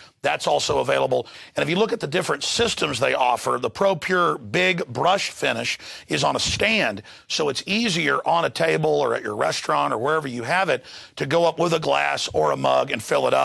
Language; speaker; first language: English; native; English